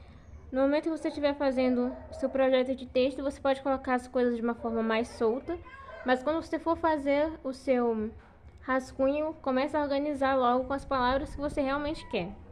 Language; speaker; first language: Portuguese; native; Portuguese